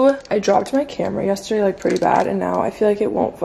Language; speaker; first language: English; native; English